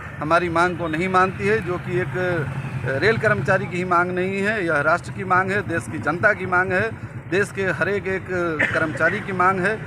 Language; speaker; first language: Hindi; native; Hindi